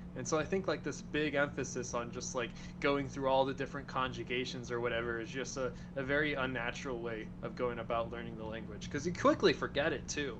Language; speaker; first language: English; early bilingual, other home language; Spanish